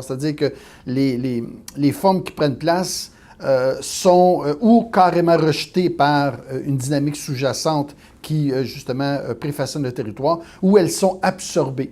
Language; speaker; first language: French; native; French